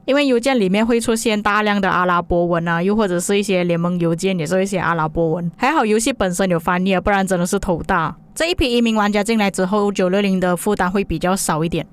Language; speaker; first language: Chinese; native; Chinese